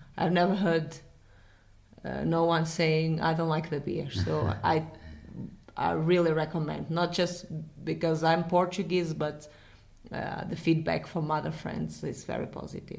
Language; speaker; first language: English; non-native, fluent; Portuguese